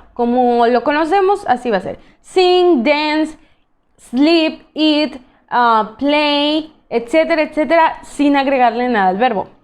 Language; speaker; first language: Spanish; native; Spanish